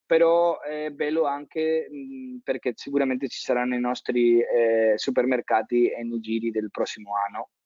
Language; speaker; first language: Italian; non-native, fluent; Spanish